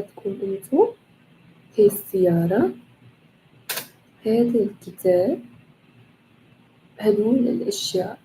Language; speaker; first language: Arabic; non-native, learner; English